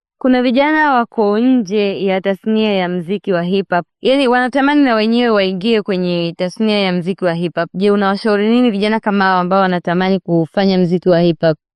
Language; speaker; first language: Swahili; native; Swahili